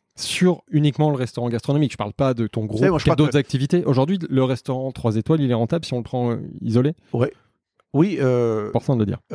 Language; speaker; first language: French; native; French